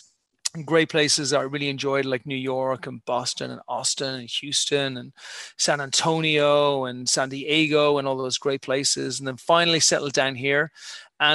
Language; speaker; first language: English; native; English